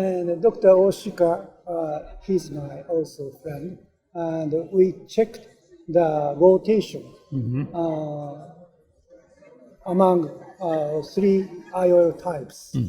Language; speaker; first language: English; non-native, learner; Japanese